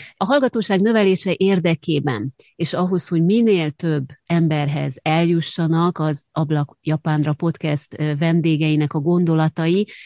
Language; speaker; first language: Hungarian; native; Hungarian